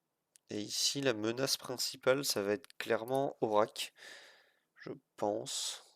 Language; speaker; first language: French; native; French